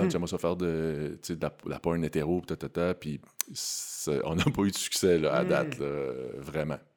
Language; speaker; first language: French; native; French